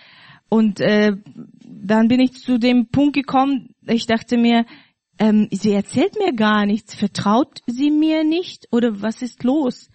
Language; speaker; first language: German; non-native, fluent; Russian